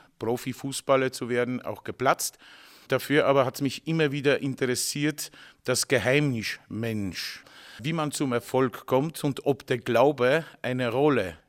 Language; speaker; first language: German; non-native, fluent; Polish